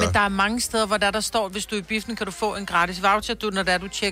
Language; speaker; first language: Danish; native; Danish